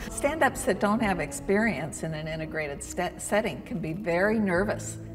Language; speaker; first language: English; native; English